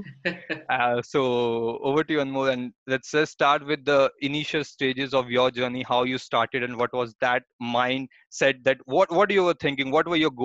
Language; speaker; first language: English; non-native, local second language; Hindi